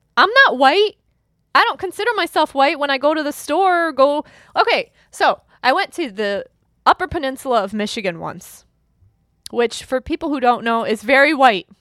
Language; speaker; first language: English; early bilingual, other home language; German